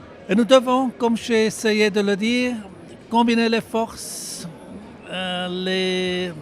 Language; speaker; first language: French; non-native, local second language; German